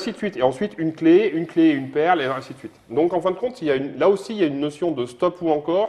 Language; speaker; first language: French; native; French